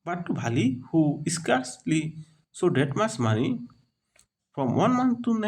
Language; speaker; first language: English; non-native, local second language; Assamese